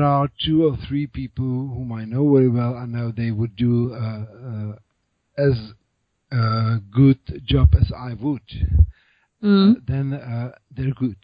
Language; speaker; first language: English; non-native, fluent; Czech